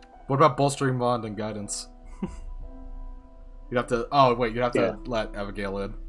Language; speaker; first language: English; native; English